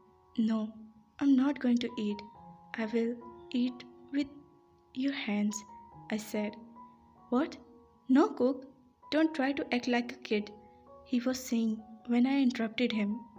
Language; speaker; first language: English; non-native, local second language; Urdu